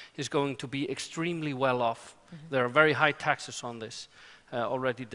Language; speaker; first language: English; non-native, fluent; Icelandic